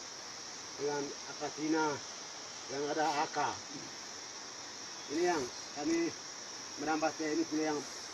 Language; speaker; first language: Indonesian; non-native, local second language; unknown